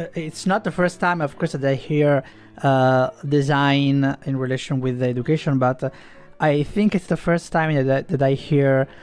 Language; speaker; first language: English; non-native, fluent; Italian